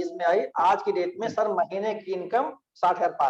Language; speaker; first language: Hindi; native; Hindi